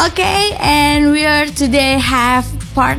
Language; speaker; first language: English; non-native, learner; Indonesian